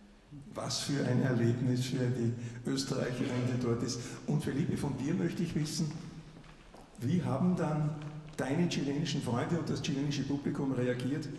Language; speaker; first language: German; native; German